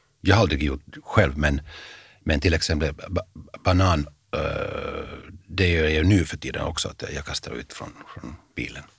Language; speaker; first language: Swedish; non-native, fluent; Finnish